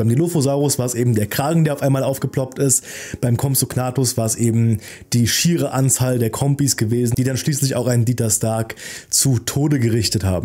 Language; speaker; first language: German; native; German